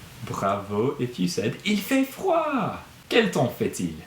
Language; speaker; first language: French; non-native, fluent; English